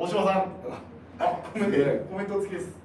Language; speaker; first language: Japanese; native; Japanese